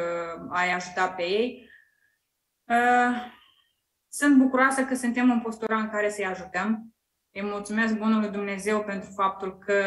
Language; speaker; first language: Romanian; native; Romanian